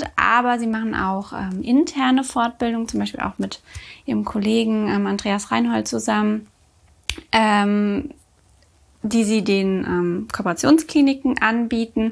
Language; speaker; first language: German; native; German